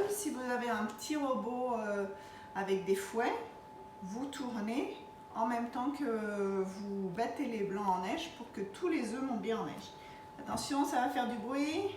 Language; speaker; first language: French; native; French